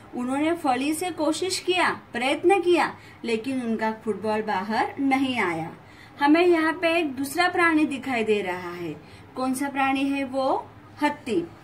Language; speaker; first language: Hindi; non-native, local second language; Marathi